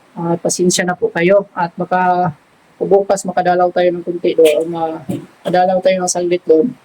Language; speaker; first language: Filipino; non-native, local second language; Cebuano